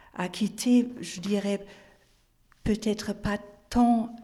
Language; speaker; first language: French; non-native, fluent; German